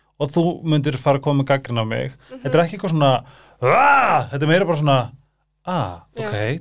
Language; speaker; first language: Icelandic; native; Icelandic